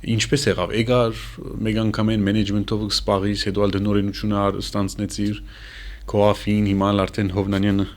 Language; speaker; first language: Armenian; early bilingual, heritage; Armenian